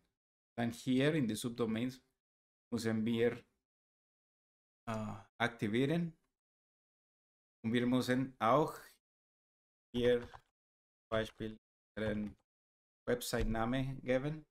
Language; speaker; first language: German; non-native, learner; Spanish